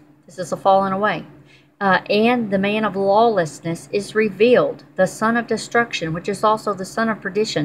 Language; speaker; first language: English; native; English